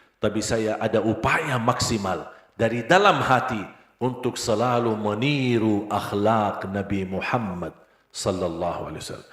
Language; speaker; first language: Indonesian; non-native, fluent; Arabic